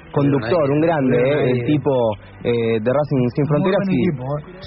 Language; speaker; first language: Spanish; native; Spanish